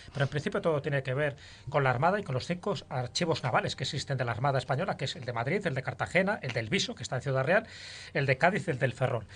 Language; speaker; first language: Spanish; native; Spanish